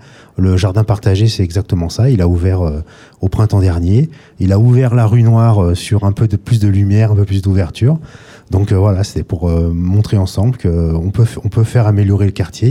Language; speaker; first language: French; native; French